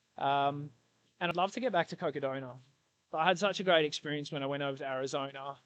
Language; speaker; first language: English; native; English